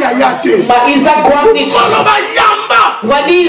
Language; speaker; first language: Dutch; non-native, learner; Lingala